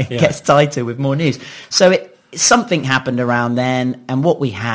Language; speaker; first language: English; native; English